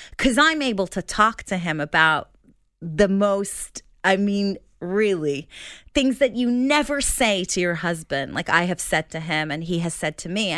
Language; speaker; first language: English; non-native, fluent; Hebrew